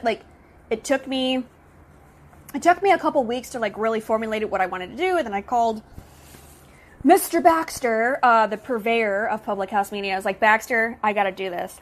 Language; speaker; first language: English; native; English